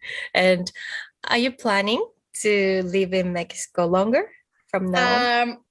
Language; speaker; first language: English; non-native, fluent; Japanese